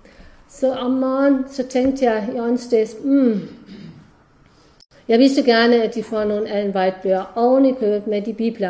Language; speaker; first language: Danish; non-native, fluent; German